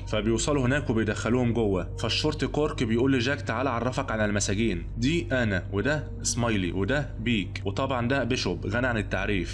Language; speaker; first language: Arabic; native; Arabic